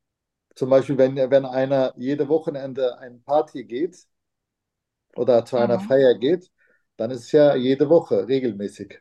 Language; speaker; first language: German; non-native, fluent; Turkish